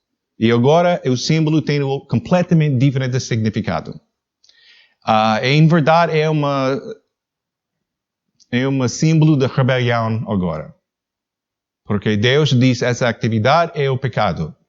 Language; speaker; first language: Portuguese; non-native, learner; English